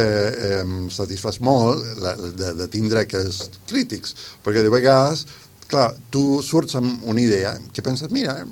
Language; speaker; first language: Catalan; non-native, fluent; Spanish